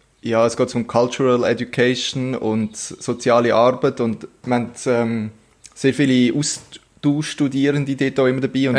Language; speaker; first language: German; native; German